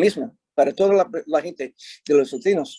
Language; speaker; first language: Spanish; non-native, learner; English